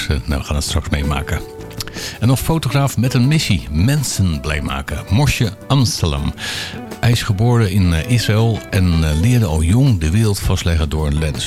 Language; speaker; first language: Dutch; native; Dutch